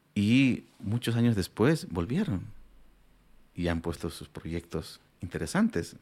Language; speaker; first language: Spanish; non-native, local second language; Aymara